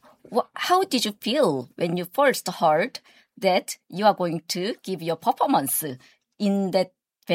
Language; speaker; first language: English; non-native, fluent; Korean